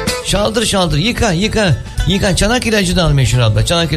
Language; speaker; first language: Turkish; native; Turkish